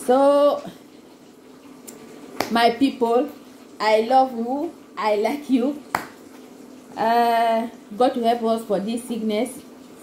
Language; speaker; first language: English; non-native, learner; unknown